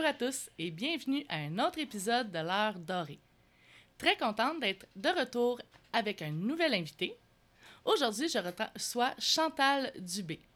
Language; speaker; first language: French; native; French